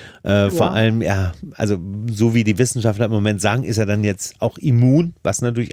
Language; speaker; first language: German; native; German